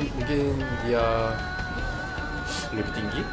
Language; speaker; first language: Indonesian; non-native, learner; Korean